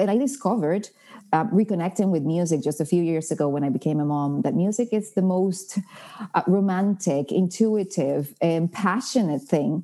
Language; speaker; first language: English; non-native, fluent; Spanish